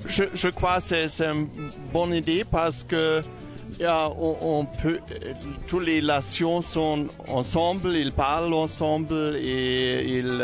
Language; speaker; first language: French; non-native, learner; German